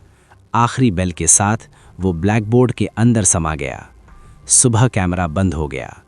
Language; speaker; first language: Hindi; native; Hindi